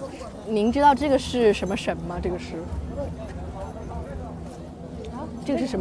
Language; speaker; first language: Chinese; non-native, fluent; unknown